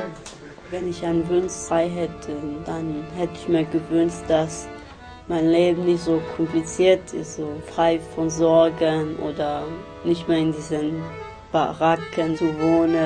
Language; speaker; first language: German; early bilingual, other home language; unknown